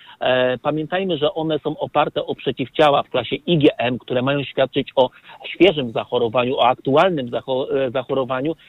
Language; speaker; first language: Polish; native; Polish